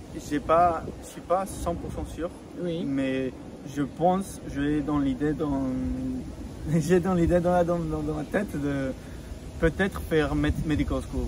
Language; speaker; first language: French; non-native, fluent; Spanish